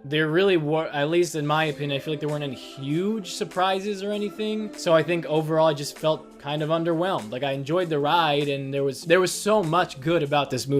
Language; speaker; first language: English; native; English